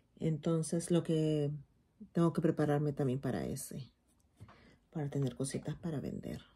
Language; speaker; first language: Spanish; native; Spanish